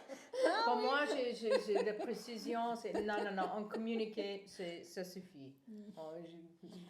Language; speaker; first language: French; non-native, fluent; English